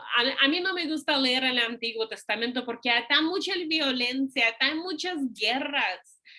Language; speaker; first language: Spanish; non-native, fluent; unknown